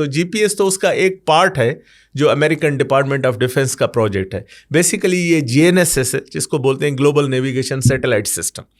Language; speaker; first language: Urdu; non-native, local second language; Sindhi